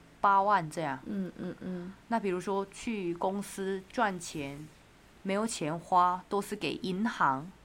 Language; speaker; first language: Chinese; non-native, fluent; Korean